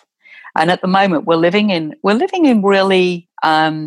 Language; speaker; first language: English; native; English